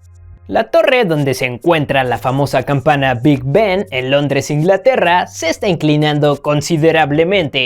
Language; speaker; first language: Spanish; native; Spanish